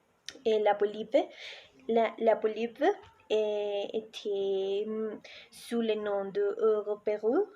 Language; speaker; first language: French; non-native, learner; Spanish